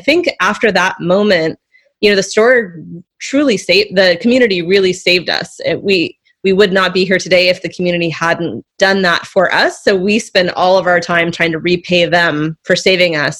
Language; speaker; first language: English; native; English